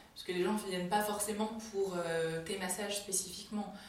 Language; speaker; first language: French; native; French